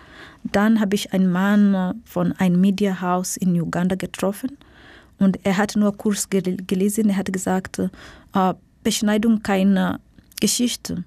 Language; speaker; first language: German; non-native, fluent; Swahili